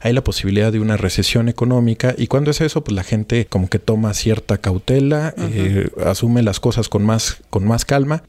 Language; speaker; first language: Spanish; native; Spanish